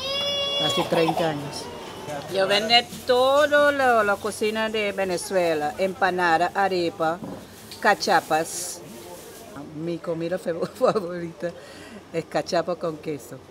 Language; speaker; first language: Spanish; non-native, fluent; English